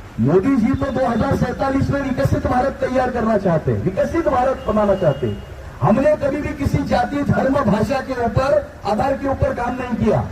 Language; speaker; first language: Hindi; non-native, local second language; Marathi